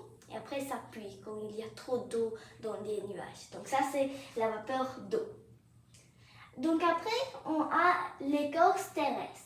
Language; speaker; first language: French; non-native, fluent; English